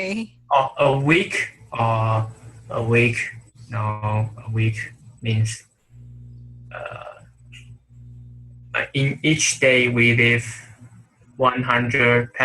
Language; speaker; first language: English; non-native, learner; Chinese